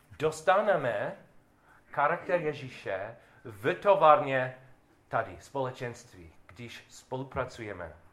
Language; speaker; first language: Czech; non-native, learner; English